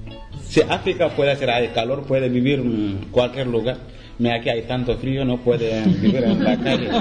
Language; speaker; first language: Spanish; non-native, learner; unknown